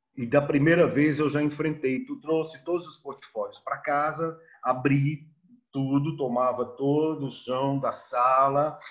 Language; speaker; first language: Portuguese; native; Portuguese